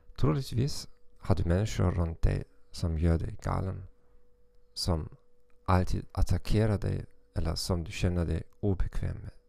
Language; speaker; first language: Swedish; non-native, fluent; German